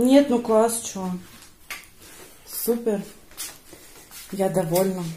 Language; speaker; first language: Russian; native; Russian